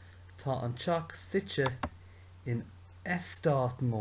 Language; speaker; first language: Irish; non-native, local second language; English